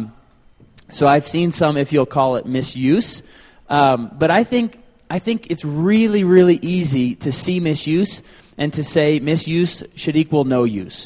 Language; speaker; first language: English; native; English